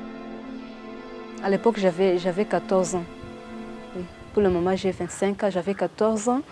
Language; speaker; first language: French; non-native, local second language; Kinyarwanda